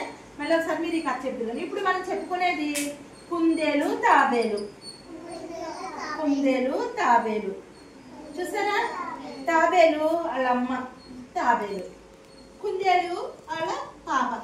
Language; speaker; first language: Telugu; native; Telugu